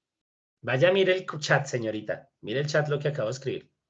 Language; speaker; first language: Spanish; native; Spanish